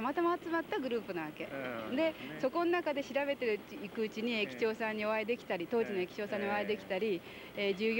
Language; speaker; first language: Japanese; native; Japanese